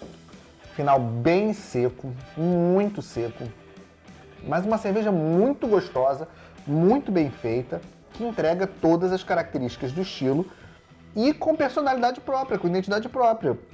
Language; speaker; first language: Portuguese; native; Portuguese